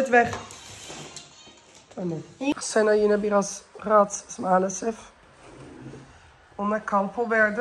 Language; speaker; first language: Turkish; early bilingual, heritage; Turkish